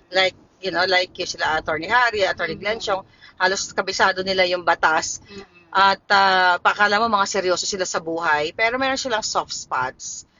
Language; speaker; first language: Filipino; non-native, local second language; Hiligaynon